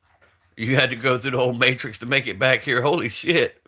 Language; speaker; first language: English; native; English